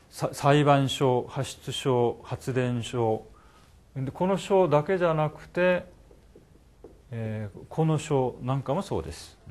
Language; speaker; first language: Japanese; non-native, fluent; Korean